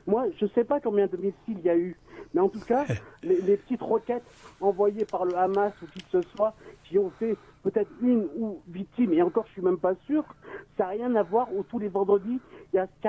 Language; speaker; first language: French; native; French